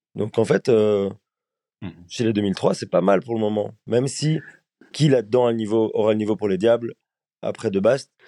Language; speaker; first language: French; native; French